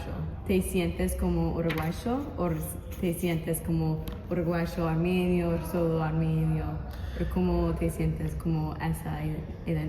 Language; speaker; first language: Spanish; non-native, learner; English